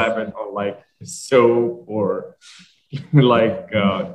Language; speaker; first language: English; non-native, fluent; Arabic